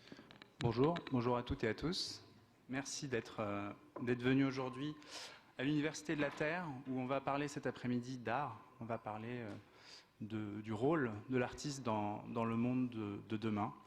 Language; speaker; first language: French; native; French